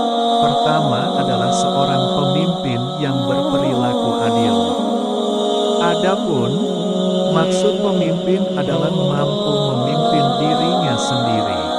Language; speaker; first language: Indonesian; native; Indonesian